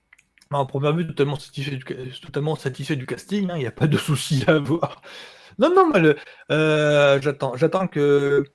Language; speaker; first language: French; native; French